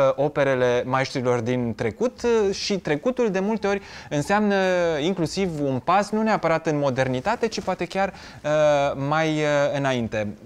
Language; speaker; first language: Romanian; native; Romanian